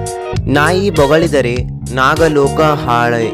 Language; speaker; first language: Kannada; native; Kannada